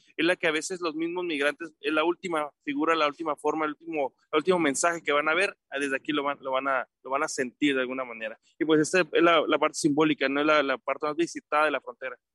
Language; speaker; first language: Spanish; native; Spanish